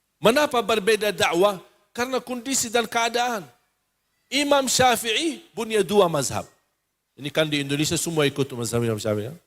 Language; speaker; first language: Malay; non-native, fluent; Arabic